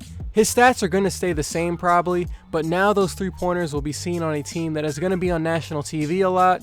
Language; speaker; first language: English; native; English